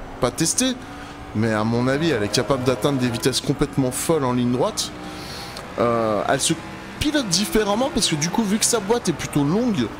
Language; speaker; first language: French; native; French